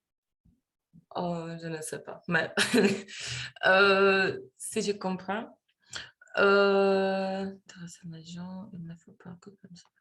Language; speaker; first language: French; non-native, learner; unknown